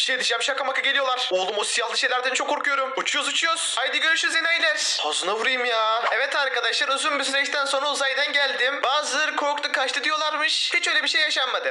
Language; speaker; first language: Turkish; native; Turkish